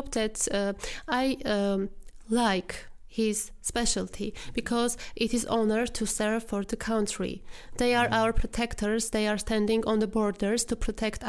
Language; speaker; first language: English; non-native, fluent; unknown